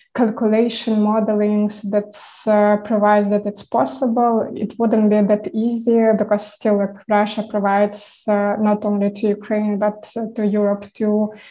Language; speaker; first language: English; non-native, fluent; Ukrainian